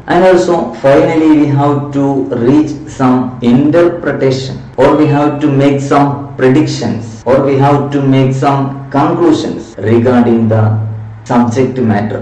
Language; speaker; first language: English; non-native, local second language; Malayalam